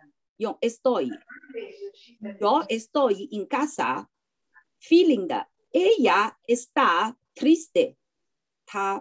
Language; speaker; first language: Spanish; non-native, fluent; Chinese